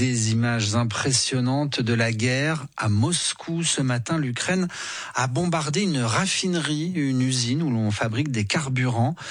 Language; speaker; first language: French; native; French